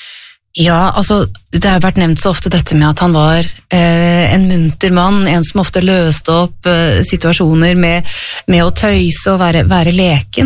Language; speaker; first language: Norwegian; native; Norwegian